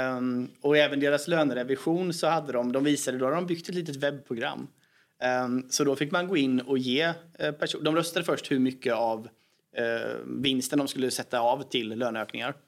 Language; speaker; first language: Swedish; native; Swedish